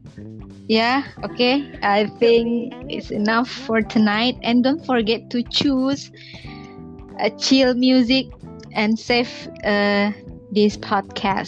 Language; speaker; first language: English; non-native, learner; Indonesian